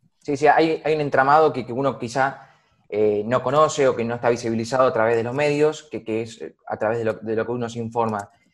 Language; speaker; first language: Spanish; native; Spanish